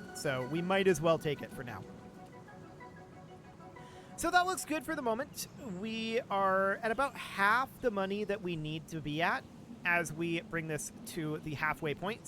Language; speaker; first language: English; native; English